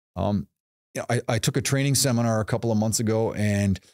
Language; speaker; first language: English; native; English